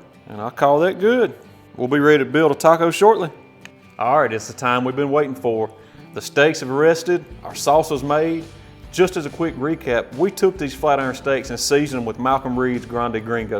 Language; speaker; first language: English; native; English